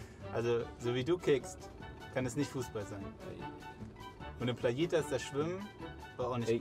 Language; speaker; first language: German; native; German